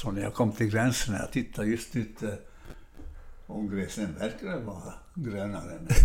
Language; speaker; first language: Swedish; non-native, fluent; Italian